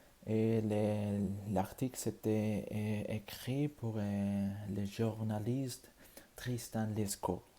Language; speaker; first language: French; non-native, learner; Spanish